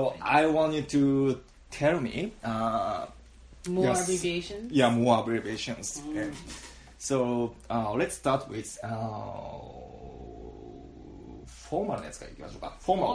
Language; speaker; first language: English; non-native, learner; Japanese